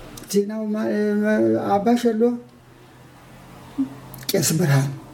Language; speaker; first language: Hebrew; non-native, fluent; Amharic